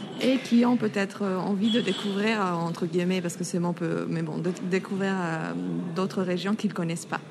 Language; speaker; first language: French; non-native, fluent; Spanish